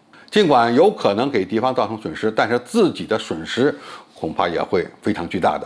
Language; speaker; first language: Chinese; native; Chinese